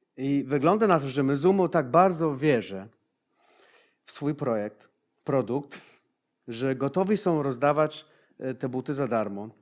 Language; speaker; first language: Polish; non-native, fluent; English